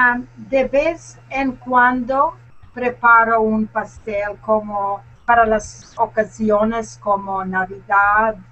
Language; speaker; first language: Spanish; non-native, learner; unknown